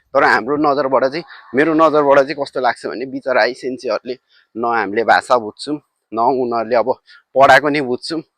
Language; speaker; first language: Nepali; native; Nepali